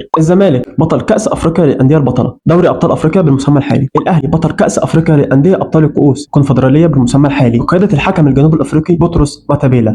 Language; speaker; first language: Arabic; native; Arabic